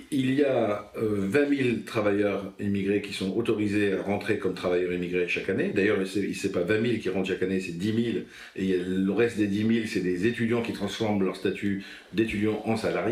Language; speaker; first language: French; native; French